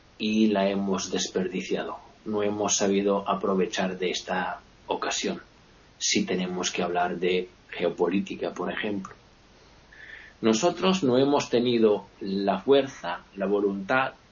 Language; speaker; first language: Spanish; non-native, fluent; Italian